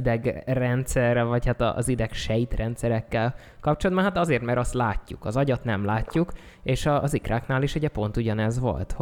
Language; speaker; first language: Hungarian; native; Hungarian